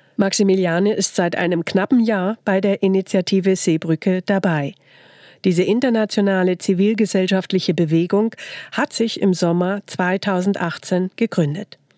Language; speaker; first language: German; native; German